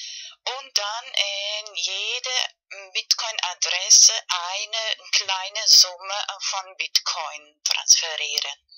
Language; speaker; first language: German; non-native, learner; Spanish